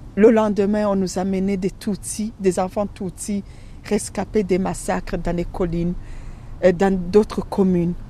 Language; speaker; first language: French; non-native, local second language; Rundi